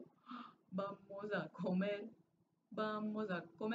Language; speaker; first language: Spanish; non-native, fluent; English